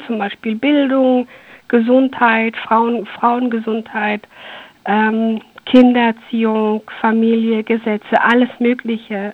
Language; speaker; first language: German; early bilingual, other home language; Persian